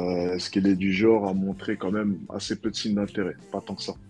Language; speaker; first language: French; native; French